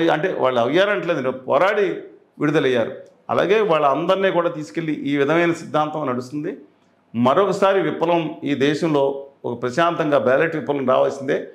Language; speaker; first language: Telugu; native; Telugu